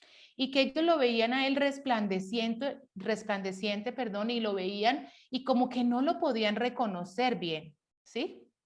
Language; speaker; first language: Spanish; native; Spanish